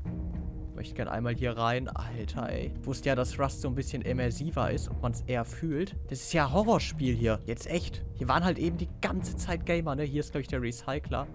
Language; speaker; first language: German; native; German